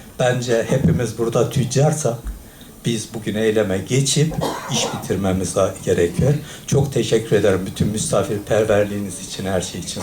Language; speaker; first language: Turkish; native; Turkish